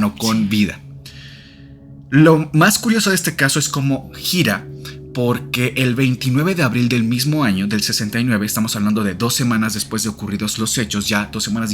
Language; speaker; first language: Spanish; native; Spanish